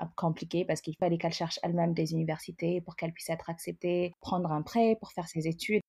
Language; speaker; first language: French; non-native, fluent; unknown